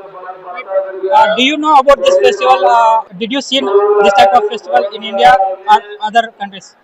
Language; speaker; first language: English; non-native, local second language; Telugu